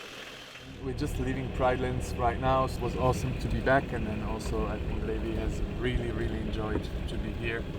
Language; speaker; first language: English; non-native, fluent; German